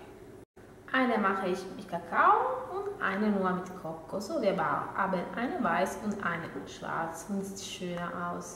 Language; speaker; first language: German; non-native, learner; Italian